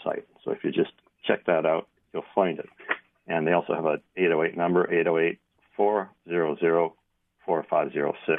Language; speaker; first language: English; native; English